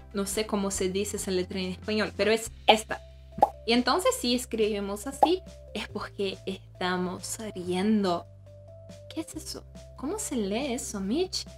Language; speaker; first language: Spanish; non-native, fluent; Portuguese